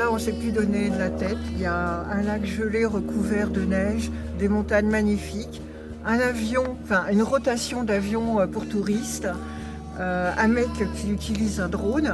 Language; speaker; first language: French; native; French